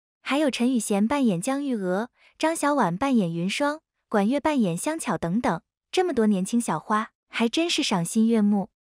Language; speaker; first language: Chinese; native; Chinese